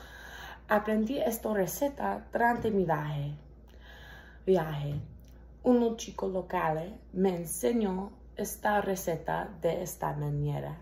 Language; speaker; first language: Spanish; non-native, learner; English